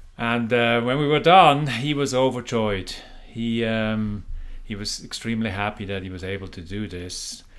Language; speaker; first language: English; non-native, fluent; German